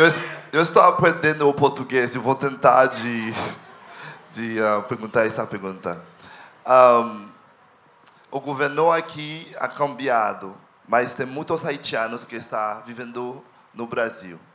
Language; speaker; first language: Portuguese; non-native, learner; Haitian Creole